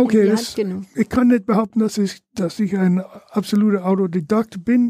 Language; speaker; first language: German; non-native, fluent; English